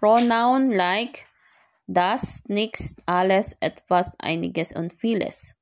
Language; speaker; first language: German; non-native, learner; Filipino